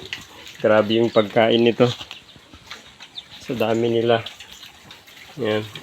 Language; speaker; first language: Filipino; native; Filipino